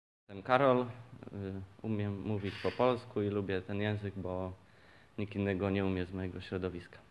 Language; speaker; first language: Polish; early bilingual, heritage; Polish